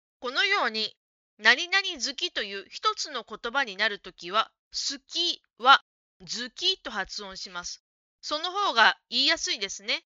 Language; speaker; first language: Japanese; native; Japanese